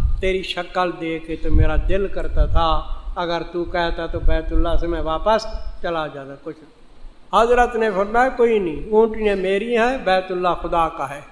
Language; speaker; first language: Urdu; non-native, local second language; Saraiki